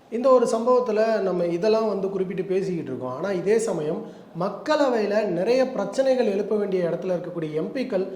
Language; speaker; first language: Tamil; native; Tamil